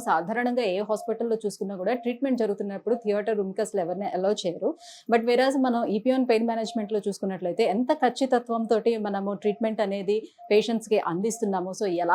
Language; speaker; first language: Telugu; native; Telugu